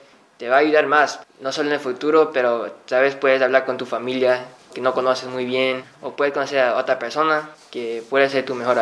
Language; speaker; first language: Spanish; early bilingual, heritage; Spanish